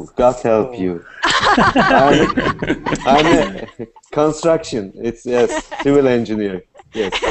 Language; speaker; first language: English; non-native, learner; Turkish